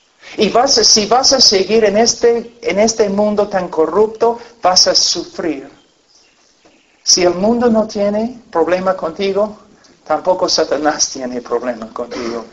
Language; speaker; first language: Spanish; non-native, fluent; English